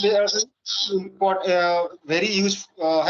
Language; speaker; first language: English; non-native, learner; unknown